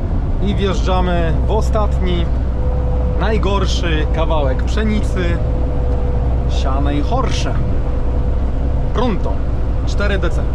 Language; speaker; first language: Polish; native; Polish